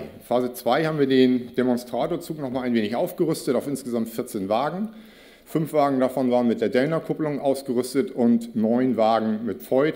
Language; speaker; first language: German; native; German